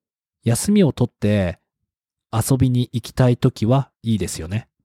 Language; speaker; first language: Japanese; non-native, fluent; English